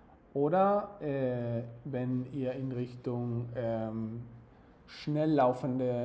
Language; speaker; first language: German; non-native, fluent; Spanish